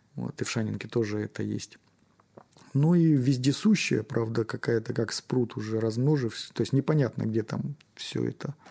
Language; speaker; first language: Russian; native; Russian